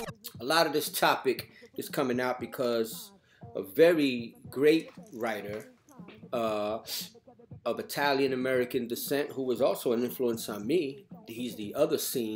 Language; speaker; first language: English; native; English